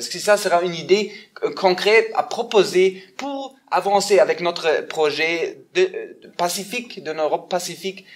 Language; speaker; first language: French; non-native, fluent; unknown